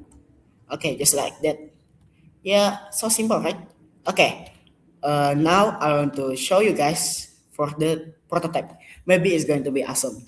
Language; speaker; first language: English; non-native, learner; Indonesian